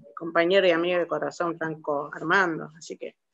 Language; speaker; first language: Spanish; native; Spanish